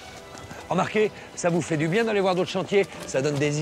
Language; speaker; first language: French; native; French